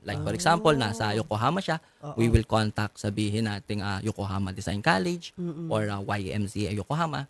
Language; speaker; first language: Filipino; native; Filipino